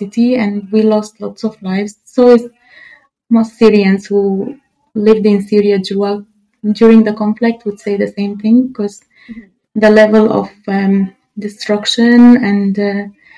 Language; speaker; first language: English; non-native, fluent; Arabic